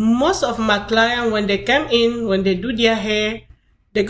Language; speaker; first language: English; non-native, local second language; French